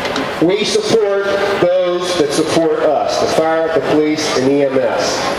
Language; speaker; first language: English; native; English